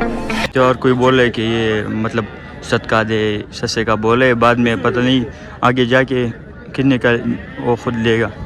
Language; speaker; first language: Hindi; non-native, local second language; Pashto